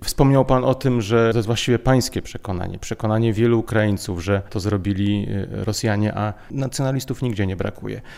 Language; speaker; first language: Polish; native; Polish